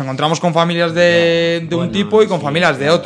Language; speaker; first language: Spanish; native; Spanish